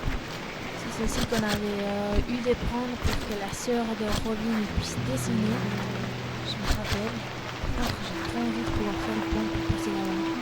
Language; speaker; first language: French; non-native, fluent; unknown